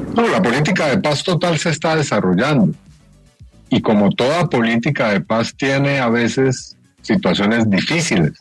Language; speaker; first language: Spanish; native; Spanish